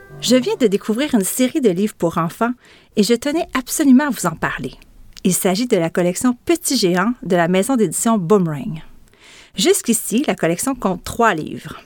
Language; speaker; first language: French; native; French